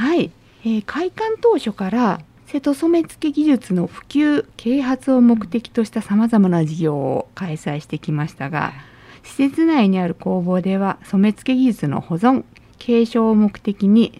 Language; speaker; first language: Japanese; native; Japanese